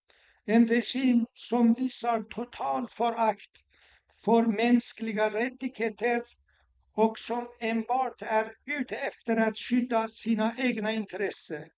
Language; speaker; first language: Swedish; non-native, fluent; Persian